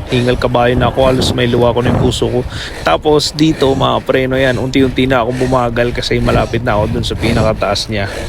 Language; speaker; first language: Filipino; native; Filipino